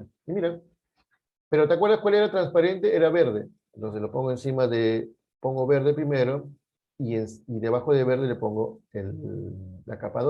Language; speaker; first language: Spanish; native; Spanish